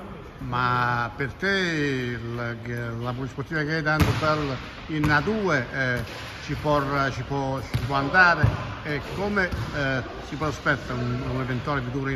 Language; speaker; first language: Italian; native; Italian